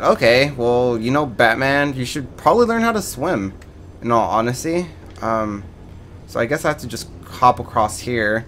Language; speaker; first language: English; native; English